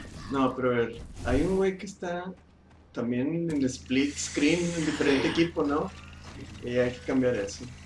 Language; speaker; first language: Spanish; native; Spanish